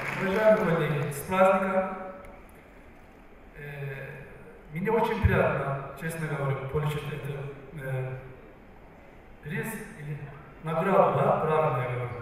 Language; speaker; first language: Russian; non-native, learner; Turkish